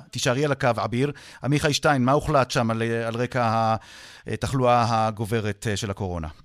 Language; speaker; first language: Hebrew; native; Hebrew